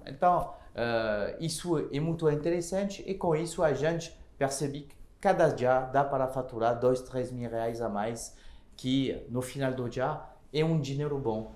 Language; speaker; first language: Portuguese; non-native, fluent; French